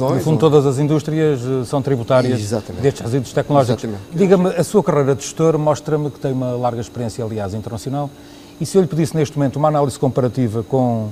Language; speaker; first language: Portuguese; native; Portuguese